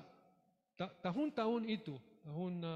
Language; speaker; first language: Indonesian; non-native, learner; English